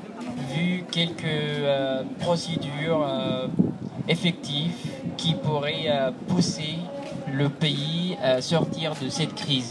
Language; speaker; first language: French; non-native, fluent; Arabic